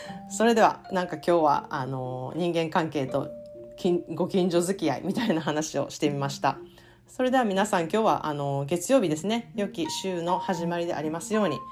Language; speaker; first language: Japanese; native; Japanese